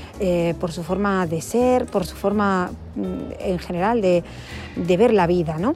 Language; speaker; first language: Spanish; native; Spanish